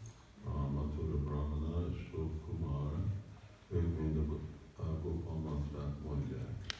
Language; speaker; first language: Hungarian; early bilingual, heritage; Hungarian